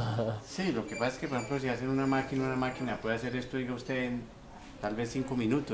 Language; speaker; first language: Spanish; native; Spanish